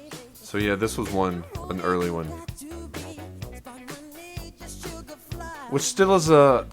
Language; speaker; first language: English; native; English